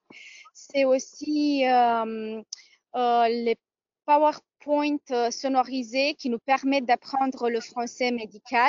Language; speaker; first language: French; non-native, fluent; Romanian